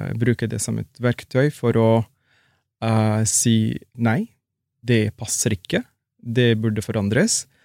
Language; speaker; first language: Norwegian; non-native, fluent; Arabic